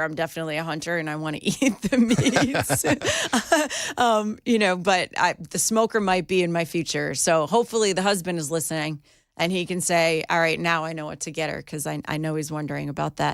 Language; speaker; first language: English; native; English